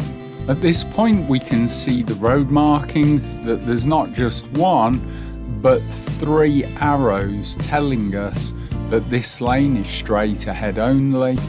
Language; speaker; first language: English; native; English